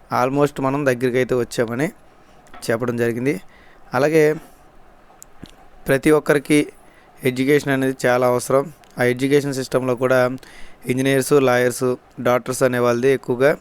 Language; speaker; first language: Telugu; native; Telugu